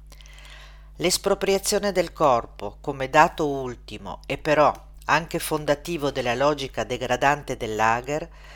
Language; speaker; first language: Italian; native; Italian